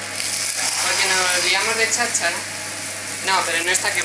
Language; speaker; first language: Spanish; native; Spanish